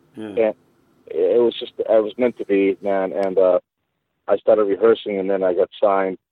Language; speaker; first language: English; early bilingual, other home language; Spanish